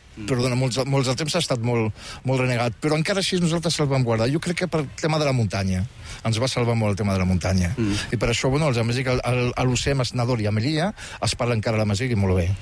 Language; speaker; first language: Catalan; non-native, fluent; Riffian